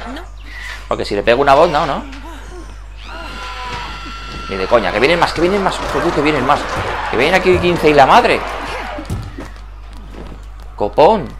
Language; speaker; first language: Spanish; native; Spanish